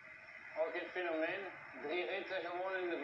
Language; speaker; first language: Dutch; non-native, local second language; French